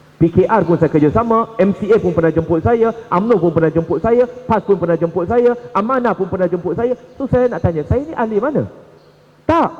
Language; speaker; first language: Malay; non-native, local second language; Chinese